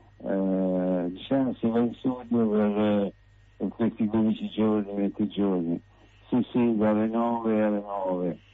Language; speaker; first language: Italian; native; Italian